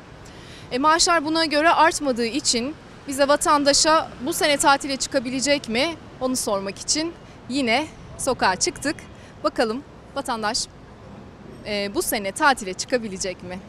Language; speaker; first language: Turkish; native; Turkish